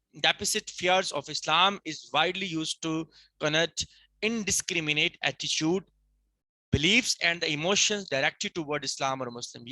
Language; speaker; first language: English; non-native, local second language; Urdu